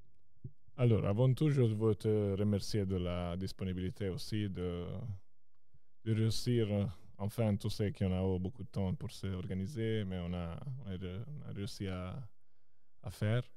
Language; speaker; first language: French; non-native, local second language; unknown